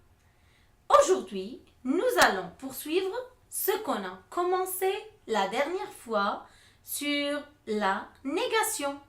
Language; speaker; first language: French; non-native, fluent; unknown